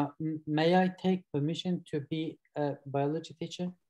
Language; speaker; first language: English; non-native, learner; Turkish